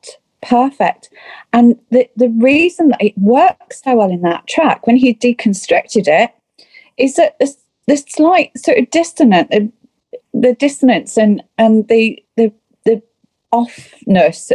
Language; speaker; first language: English; native; English